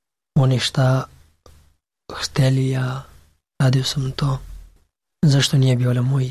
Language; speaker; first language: Serbian; non-native, learner; Pashto